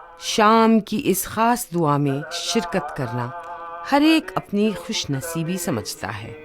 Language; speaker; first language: Urdu; native; Urdu